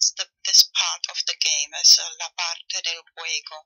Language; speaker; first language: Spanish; non-native, fluent; German